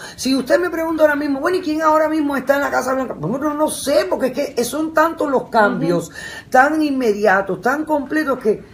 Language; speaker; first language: Spanish; early bilingual, heritage; Spanish